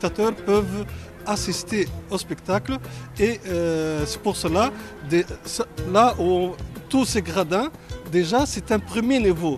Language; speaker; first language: French; non-native, local second language; Arabic